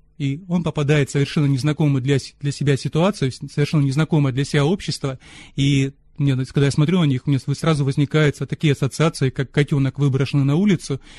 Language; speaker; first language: Russian; native; Russian